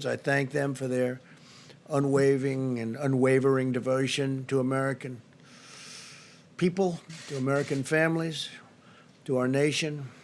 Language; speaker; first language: English; native; English